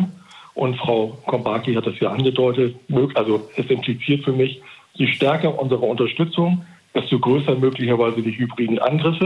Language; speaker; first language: German; native; German